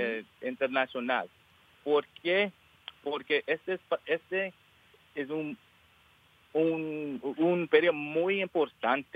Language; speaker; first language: Spanish; early bilingual, heritage; English